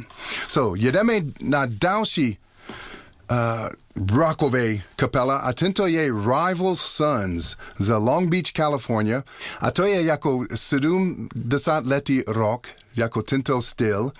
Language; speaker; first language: Czech; non-native, learner; English